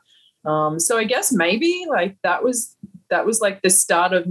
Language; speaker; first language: English; native; English